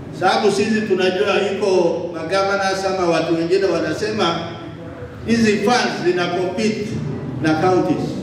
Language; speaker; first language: Swahili; non-native, local second language; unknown